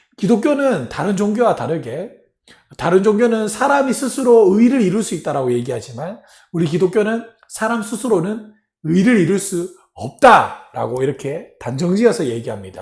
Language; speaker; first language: Korean; native; Korean